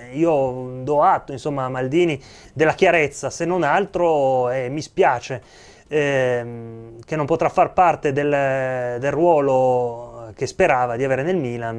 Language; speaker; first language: Italian; native; Italian